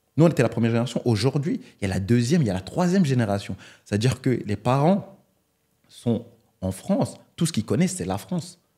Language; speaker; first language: French; native; French